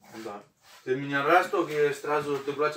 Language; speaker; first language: Russian; non-native, learner; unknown